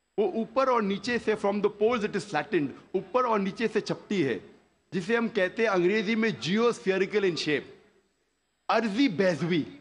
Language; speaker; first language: Hindi; non-native, local second language; Konkani